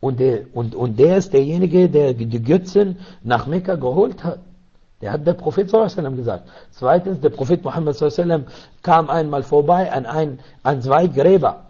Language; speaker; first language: German; non-native, learner; Arabic